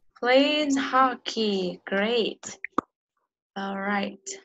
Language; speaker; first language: English; non-native, learner; Vietnamese